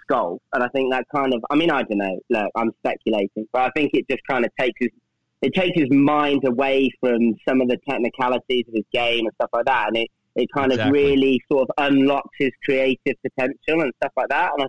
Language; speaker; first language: English; native; English